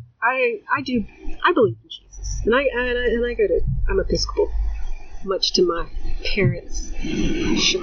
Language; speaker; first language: English; early bilingual, other home language; Spanish